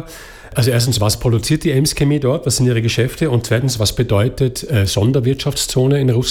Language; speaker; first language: German; native; German